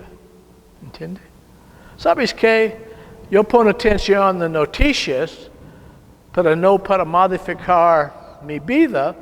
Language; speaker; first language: Spanish; non-native, learner; English